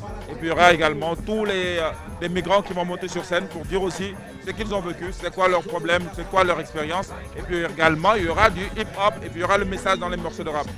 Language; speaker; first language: French; non-native, local second language; Wolof